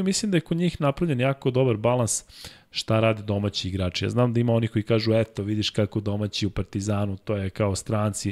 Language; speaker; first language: Serbian; native; Serbian